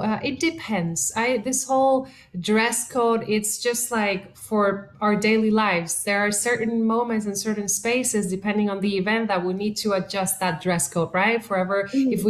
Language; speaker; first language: English; non-native, fluent; Spanish